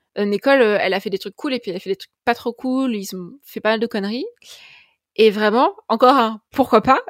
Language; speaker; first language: French; native; French